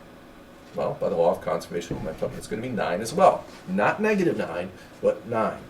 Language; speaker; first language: English; native; English